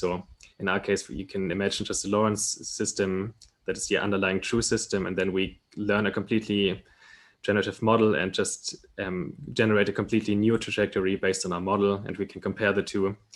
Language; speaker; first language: English; non-native, fluent; German